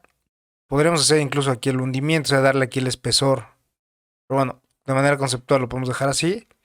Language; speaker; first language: Spanish; native; Spanish